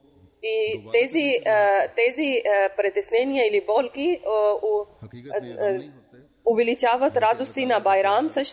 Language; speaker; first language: Bulgarian; non-native, local second language; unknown